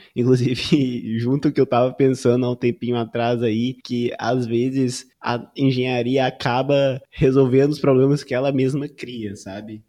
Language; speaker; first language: Portuguese; native; Portuguese